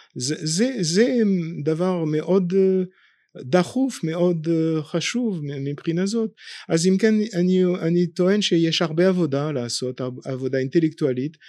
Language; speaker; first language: Hebrew; non-native, fluent; French